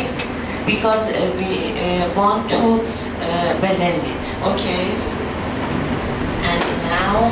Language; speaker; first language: English; non-native, learner; Persian